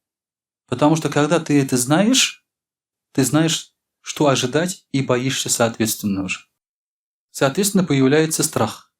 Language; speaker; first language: Russian; non-native, local second language; Tatar